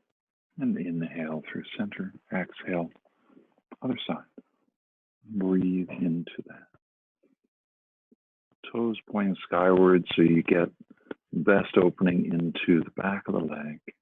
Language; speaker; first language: English; native; English